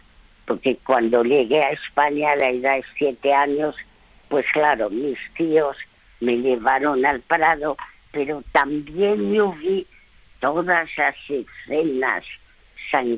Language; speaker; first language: Spanish; early bilingual, other home language; French